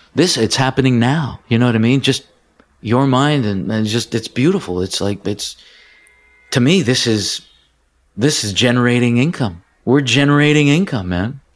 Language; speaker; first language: English; native; English